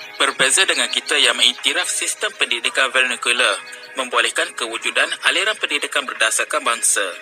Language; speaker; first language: Malay; native; Malay